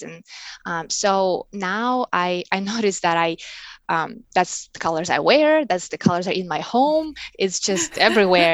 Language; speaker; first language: English; non-native, fluent; Russian